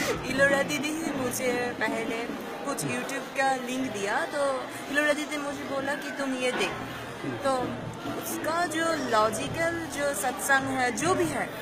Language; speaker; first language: Hindi; non-native, learner; Bangla